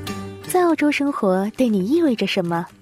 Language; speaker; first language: Chinese; native; Chinese